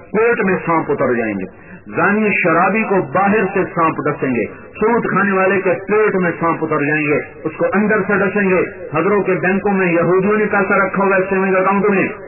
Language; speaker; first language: Urdu; non-native, local second language; Punjabi